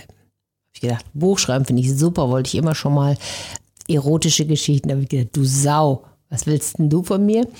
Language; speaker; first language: German; native; German